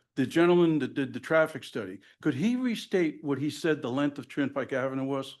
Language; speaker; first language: English; native; English